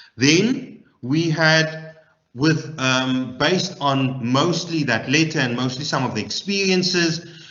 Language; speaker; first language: English; non-native, local second language; Afrikaans